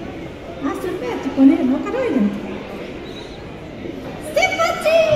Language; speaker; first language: French; non-native, learner; Japanese